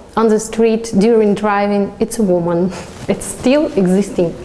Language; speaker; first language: English; non-native, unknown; Russian